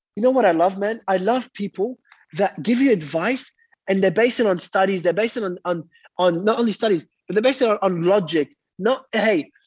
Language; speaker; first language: English; early bilingual, other home language; Arabic